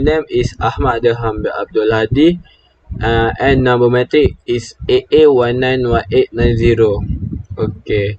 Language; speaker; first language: English; non-native, local second language; Malay